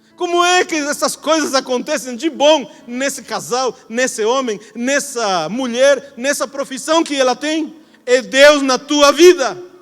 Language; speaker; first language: Portuguese; non-native, fluent; Spanish